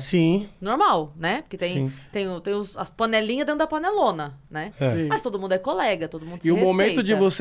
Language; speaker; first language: Portuguese; native; Portuguese